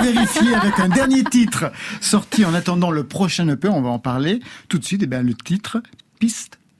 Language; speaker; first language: French; native; French